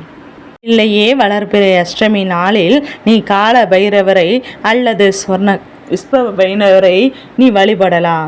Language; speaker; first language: Tamil; native; Tamil